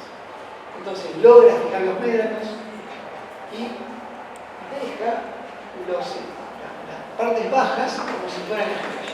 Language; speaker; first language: Spanish; native; Spanish